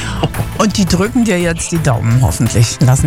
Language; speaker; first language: German; native; German